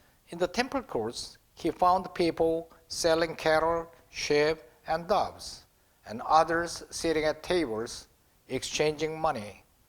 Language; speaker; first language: English; non-native, fluent; Korean